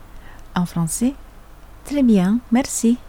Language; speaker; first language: French; non-native, fluent; Indonesian